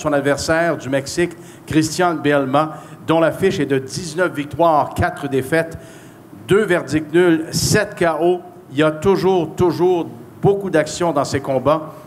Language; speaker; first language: French; native; French